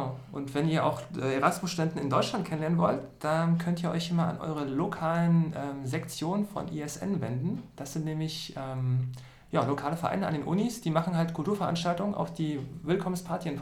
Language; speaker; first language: German; native; German